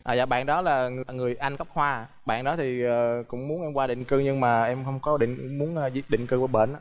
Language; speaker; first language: Vietnamese; native; Vietnamese